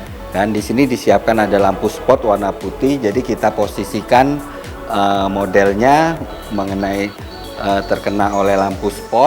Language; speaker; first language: Indonesian; native; Indonesian